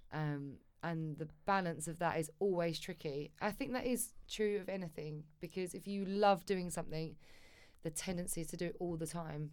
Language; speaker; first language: English; native; English